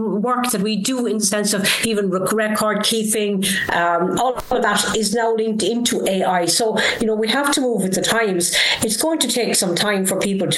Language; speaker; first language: English; native; English